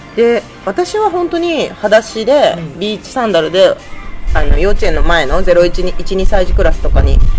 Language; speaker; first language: Japanese; native; Japanese